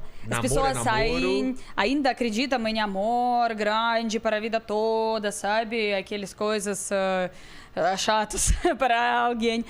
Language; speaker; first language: Portuguese; non-native, fluent; Russian